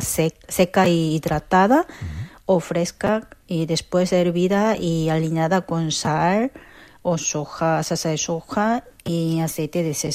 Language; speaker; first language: Spanish; non-native, fluent; Korean